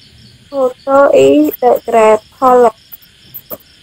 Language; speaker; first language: English; non-native, learner; Khmer